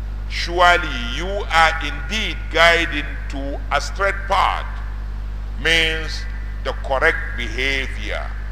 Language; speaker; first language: English; non-native, local second language; Hausa